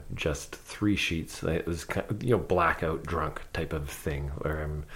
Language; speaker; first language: English; native; English